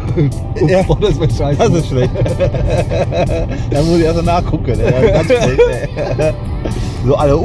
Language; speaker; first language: German; native; German